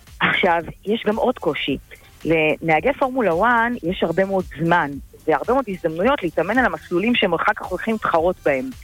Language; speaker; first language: Hebrew; native; Hebrew